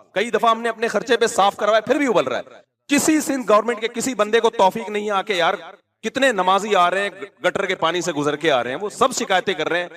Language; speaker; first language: Urdu; native; Urdu